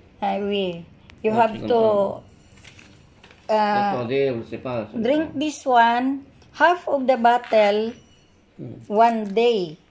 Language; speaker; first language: English; non-native, learner; Filipino